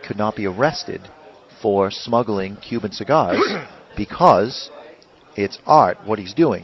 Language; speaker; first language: English; native; English